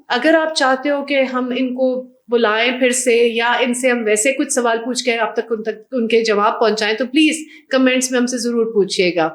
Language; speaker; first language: Urdu; native; Urdu